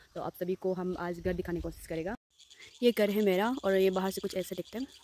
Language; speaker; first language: Hindi; non-native, local second language; Nyishi